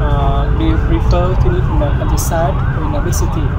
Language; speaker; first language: English; non-native, learner; Vietnamese